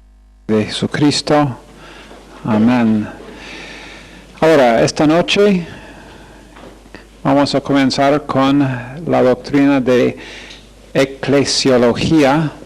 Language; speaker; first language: Spanish; non-native, fluent; English